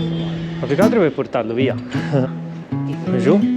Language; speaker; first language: Italian; native; Italian